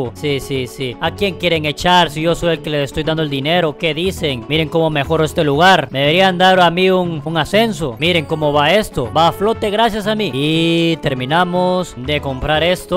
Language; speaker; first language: Spanish; native; Spanish